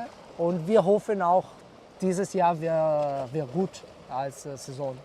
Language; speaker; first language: German; non-native, fluent; Italian